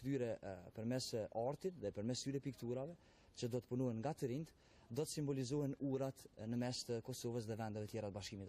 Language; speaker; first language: Albanian; native; Albanian